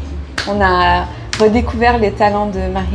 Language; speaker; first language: French; native; French